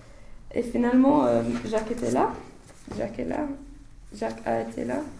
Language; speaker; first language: French; non-native, learner; English